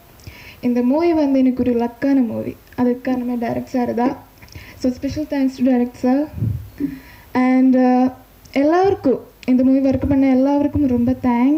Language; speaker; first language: Tamil; non-native, learner; Malayalam